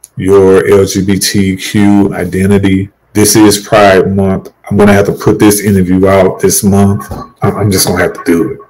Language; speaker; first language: English; native; English